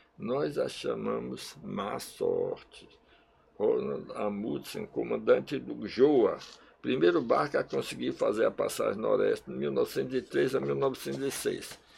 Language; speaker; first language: Portuguese; early bilingual, other home language; Russian